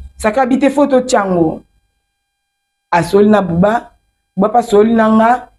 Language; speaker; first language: Lingala; non-native, local second language; Kongo